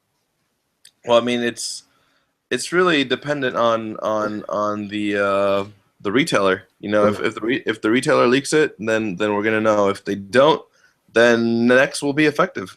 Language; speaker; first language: English; native; English